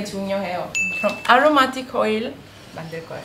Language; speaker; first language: Korean; non-native, learner; Italian